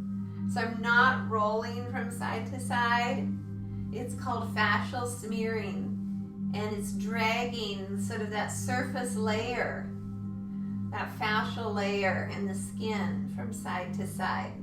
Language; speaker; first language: English; native; English